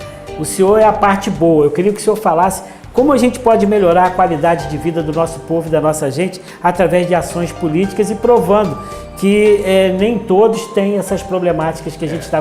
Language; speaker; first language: Portuguese; native; Portuguese